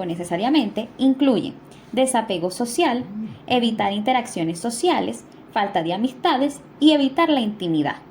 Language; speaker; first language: Spanish; native; Spanish